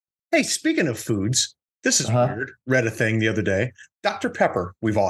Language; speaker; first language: English; native; English